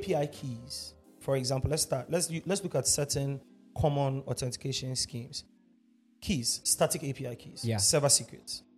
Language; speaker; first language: English; non-native, local second language; Akan